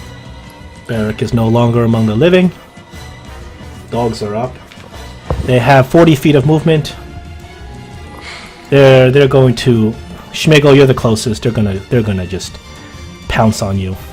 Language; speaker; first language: English; native; English